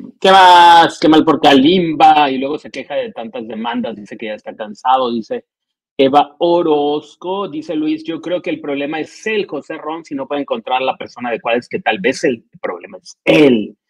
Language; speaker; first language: Spanish; native; Spanish